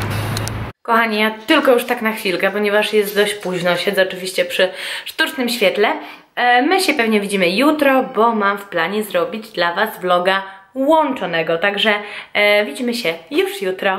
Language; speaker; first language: Polish; native; Polish